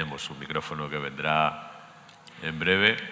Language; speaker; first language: Spanish; native; Spanish